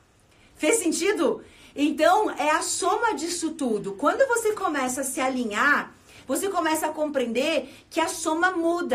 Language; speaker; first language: Portuguese; native; Portuguese